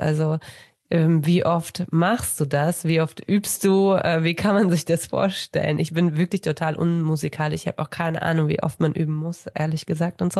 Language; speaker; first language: German; native; German